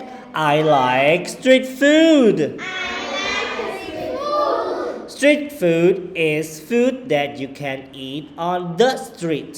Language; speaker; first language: English; non-native, fluent; Khmer